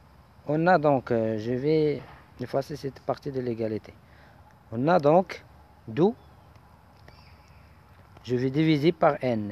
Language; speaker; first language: French; non-native, local second language; Arabic